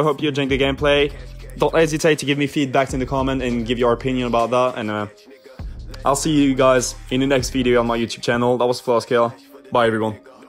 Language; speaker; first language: English; non-native, fluent; French